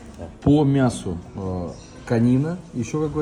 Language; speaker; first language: Russian; native; Russian